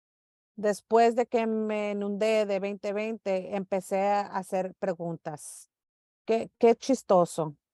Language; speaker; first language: Spanish; early bilingual, heritage; English